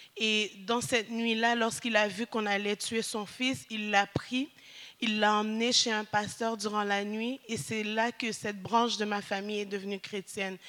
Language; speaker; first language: French; early bilingual, other home language; Haitian Creole